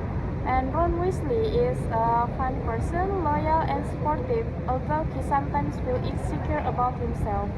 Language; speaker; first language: English; non-native, learner; Indonesian